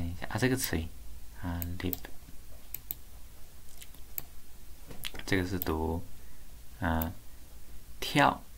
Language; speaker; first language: Chinese; native; Chinese